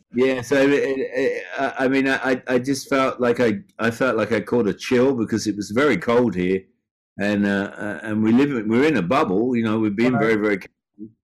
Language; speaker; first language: English; native; English